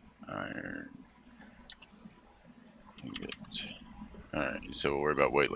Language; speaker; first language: English; native; English